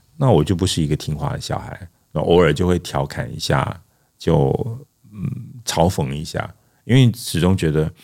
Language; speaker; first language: Chinese; non-native, local second language; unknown